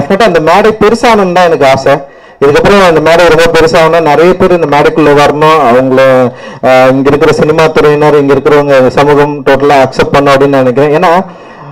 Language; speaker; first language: Tamil; native; Tamil